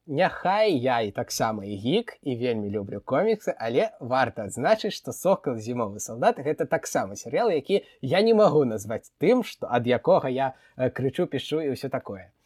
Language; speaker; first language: Belarusian; non-native, local second language; Russian